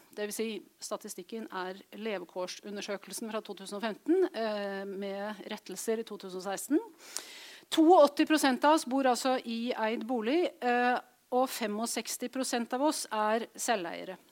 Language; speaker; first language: Norwegian; native; Norwegian